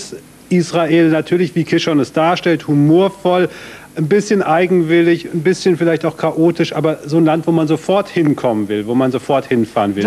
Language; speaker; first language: German; native; German